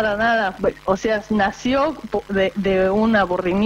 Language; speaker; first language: Spanish; non-native, fluent; Japanese